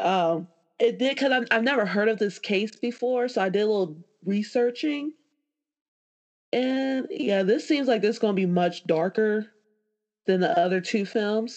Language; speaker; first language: English; native; English